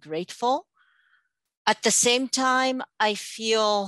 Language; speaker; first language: English; non-native, fluent; Japanese